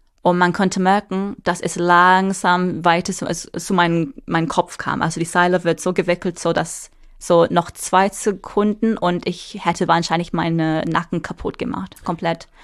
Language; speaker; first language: German; non-native, fluent; English